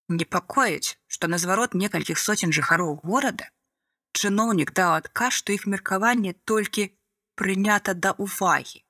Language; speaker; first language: Belarusian; native; Belarusian